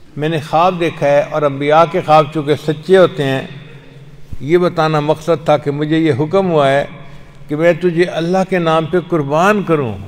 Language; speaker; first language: Urdu; non-native, local second language; Punjabi